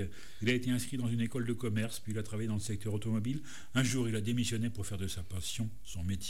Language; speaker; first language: French; native; French